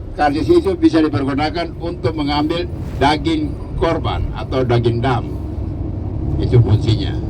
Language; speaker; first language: Indonesian; native; Indonesian